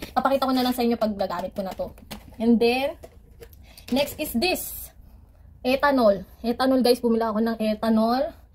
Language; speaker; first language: Filipino; native; Filipino